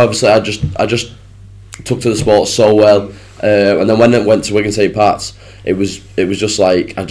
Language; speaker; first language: English; native; English